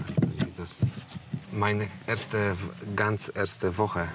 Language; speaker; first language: German; non-native, learner; Polish